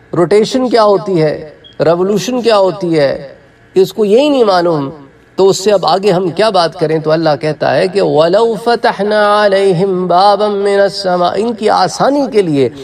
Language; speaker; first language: Urdu; non-native, local second language; Punjabi